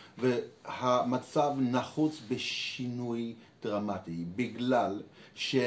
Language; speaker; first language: Hebrew; non-native, fluent; English